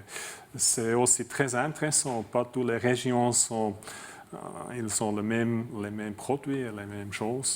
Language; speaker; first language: French; non-native, learner; German